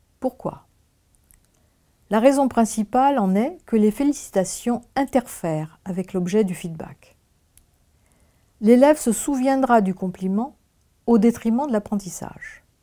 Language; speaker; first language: French; native; French